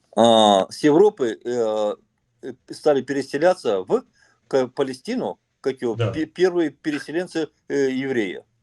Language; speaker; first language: Russian; native; Russian